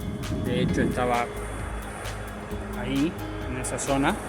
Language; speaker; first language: Spanish; native; Spanish